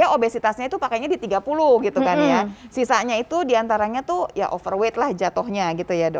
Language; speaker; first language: Indonesian; native; Indonesian